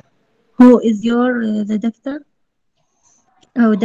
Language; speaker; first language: English; non-native, learner; Arabic